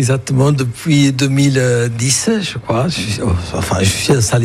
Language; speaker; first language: French; non-native, fluent; Italian